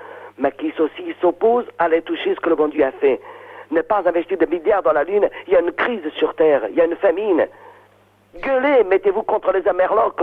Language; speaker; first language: French; non-native, fluent; Portuguese